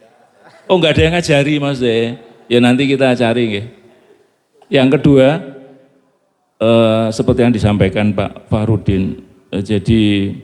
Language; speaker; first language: Indonesian; non-native, local second language; Javanese